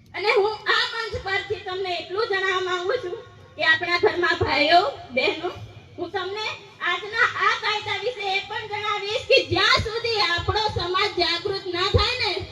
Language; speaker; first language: Gujarati; non-native, local second language; Rathawi